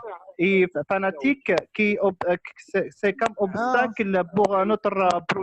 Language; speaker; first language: French; non-native, local second language; Arabic